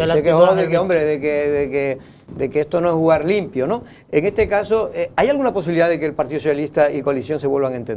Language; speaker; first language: Spanish; native; Spanish